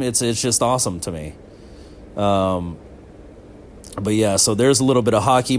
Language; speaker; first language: English; native; English